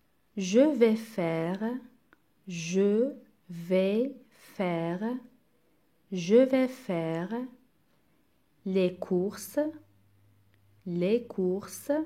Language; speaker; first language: French; non-native, local second language; Arabic